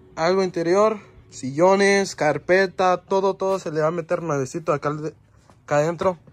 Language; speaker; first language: Spanish; early bilingual, heritage; Spanish